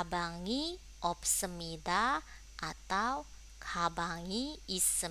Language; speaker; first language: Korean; non-native, fluent; Indonesian